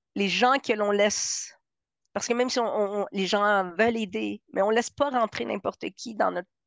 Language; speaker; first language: French; non-native, fluent; Spanish